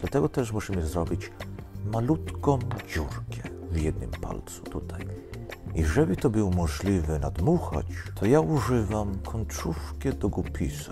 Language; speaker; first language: Polish; early bilingual, heritage; Polish